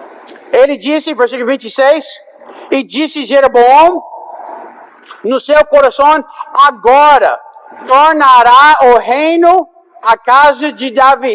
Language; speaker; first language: Portuguese; non-native, fluent; English